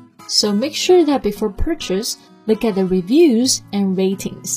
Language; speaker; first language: English; non-native, fluent; Chinese